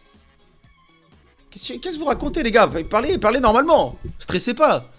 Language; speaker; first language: French; native; French